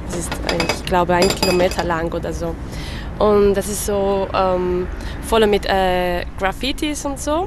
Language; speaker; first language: German; non-native, learner; French